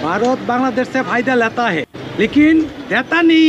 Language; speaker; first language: Hindi; non-native, learner; Bangla